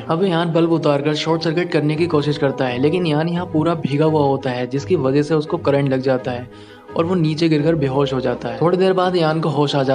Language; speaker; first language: Hindi; native; Hindi